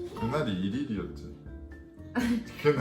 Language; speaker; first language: Korean; non-native, fluent; French